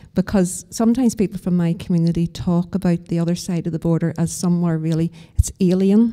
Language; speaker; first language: English; native; English